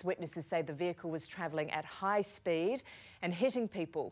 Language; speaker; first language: English; native; English